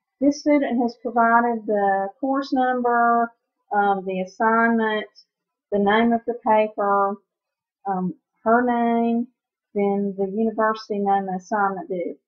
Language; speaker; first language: English; native; English